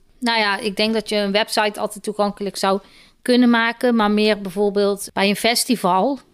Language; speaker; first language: Dutch; native; Dutch